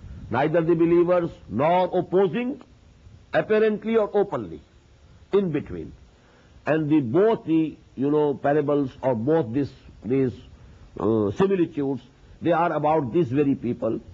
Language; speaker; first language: English; non-native, local second language; Urdu